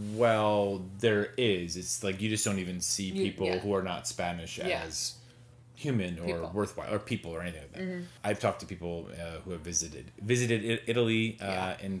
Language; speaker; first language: English; native; English